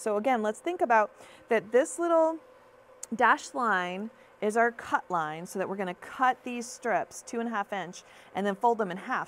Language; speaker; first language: English; native; English